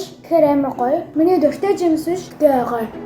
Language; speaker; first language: Mongolian; early bilingual, heritage; Mongolian